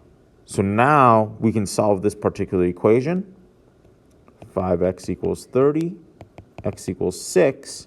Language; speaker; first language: English; native; English